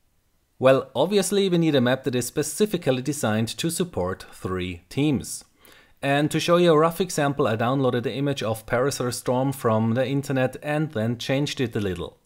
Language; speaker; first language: English; non-native, fluent; German